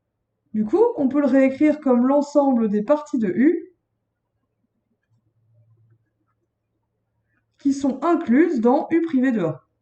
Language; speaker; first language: French; native; French